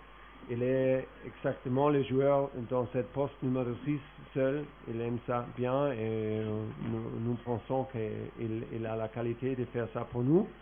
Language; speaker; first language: French; non-native, fluent; German